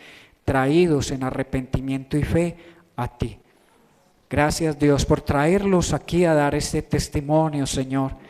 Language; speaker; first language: Spanish; native; Spanish